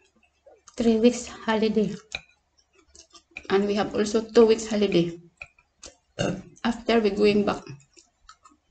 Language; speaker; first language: English; non-native, local second language; Cebuano